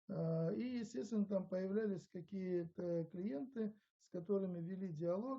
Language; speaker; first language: Russian; native; Russian